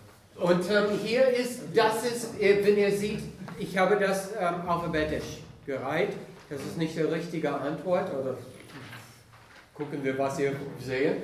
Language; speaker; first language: German; non-native, fluent; English